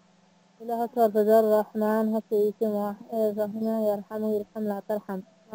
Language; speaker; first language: Arabic; non-native, learner; Bangla